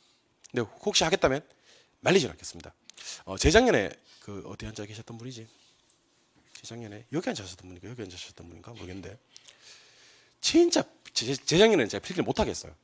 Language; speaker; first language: Korean; native; Korean